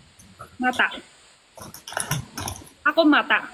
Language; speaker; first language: Filipino; non-native, learner; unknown